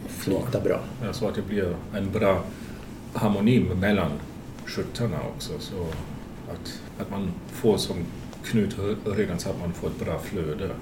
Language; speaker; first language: Swedish; non-native, fluent; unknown